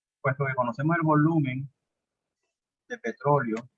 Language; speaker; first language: Spanish; native; Spanish